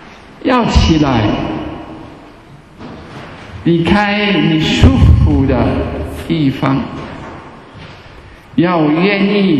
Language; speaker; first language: Chinese; non-native, fluent; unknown